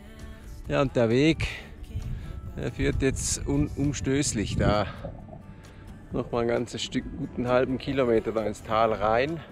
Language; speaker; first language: German; native; German